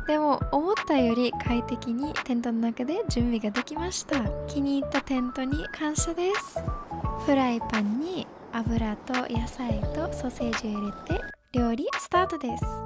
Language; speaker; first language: Japanese; non-native, fluent; English